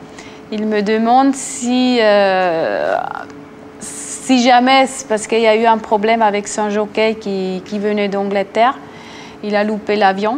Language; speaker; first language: French; non-native, local second language; German